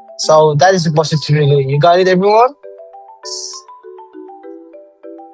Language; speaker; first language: English; non-native, learner; Indonesian